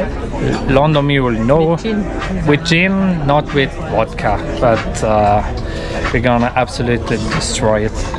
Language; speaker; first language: English; non-native, fluent; German